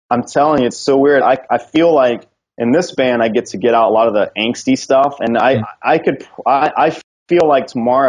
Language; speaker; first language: English; native; English